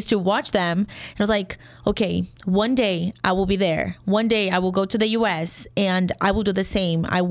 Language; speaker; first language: English; non-native, fluent; Portuguese